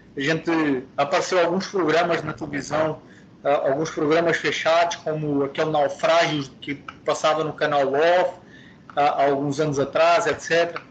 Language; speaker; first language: Portuguese; native; Portuguese